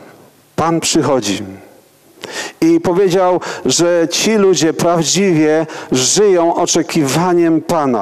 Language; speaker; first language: Polish; native; Polish